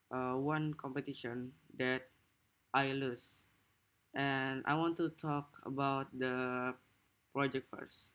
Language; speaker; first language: English; non-native, learner; Indonesian